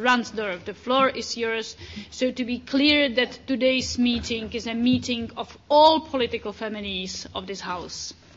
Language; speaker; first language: English; non-native, fluent; Czech